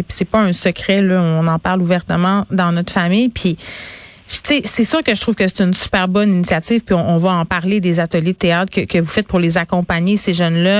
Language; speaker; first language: French; native; French